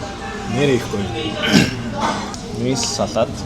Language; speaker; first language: Mongolian; non-native, fluent; Korean